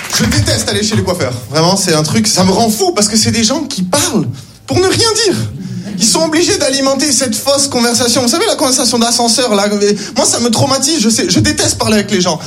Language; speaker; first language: French; native; French